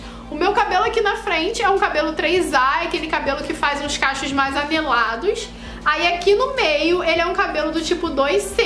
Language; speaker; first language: Portuguese; native; Portuguese